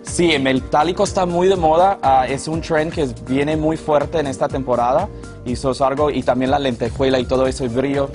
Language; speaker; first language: Spanish; early bilingual, heritage; Spanish